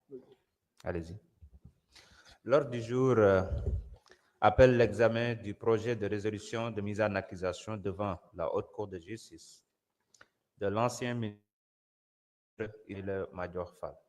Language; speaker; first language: French; non-native, local second language; Wolof